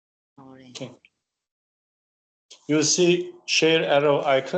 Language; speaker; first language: English; non-native, learner; Turkish